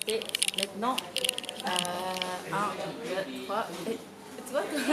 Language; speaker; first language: French; non-native, learner; Indonesian